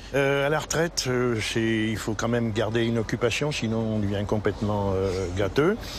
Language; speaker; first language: French; native; French